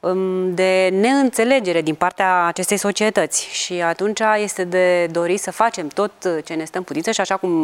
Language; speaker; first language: Romanian; native; Romanian